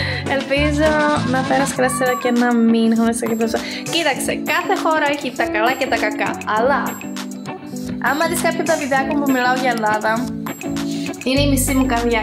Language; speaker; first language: Greek; early bilingual, other home language; Czech